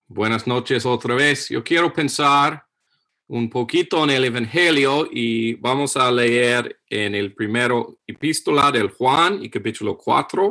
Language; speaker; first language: Spanish; non-native, fluent; English